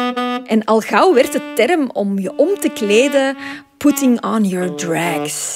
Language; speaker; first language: Dutch; native; Dutch